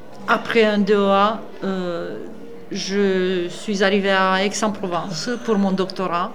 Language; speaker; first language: French; non-native, fluent; Romanian